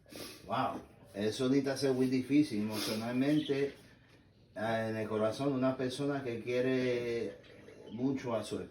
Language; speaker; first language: Spanish; early bilingual, heritage; English